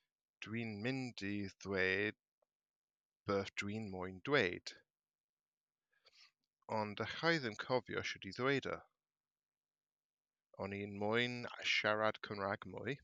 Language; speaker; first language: Welsh; non-native, learner; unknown